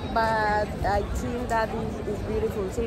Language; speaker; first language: English; non-native, learner; Spanish